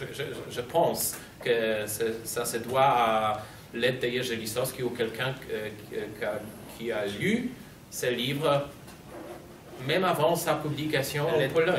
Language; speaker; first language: French; non-native, fluent; Polish